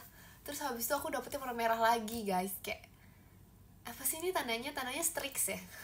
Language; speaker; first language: Indonesian; native; Indonesian